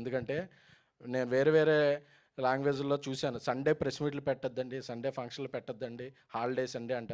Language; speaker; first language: Telugu; native; Telugu